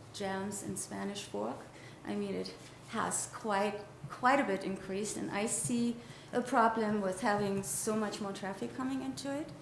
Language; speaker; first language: English; non-native, fluent; German